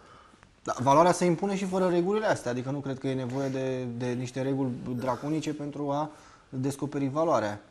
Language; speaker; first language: Romanian; native; Romanian